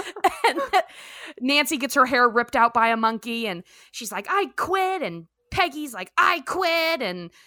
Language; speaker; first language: English; native; English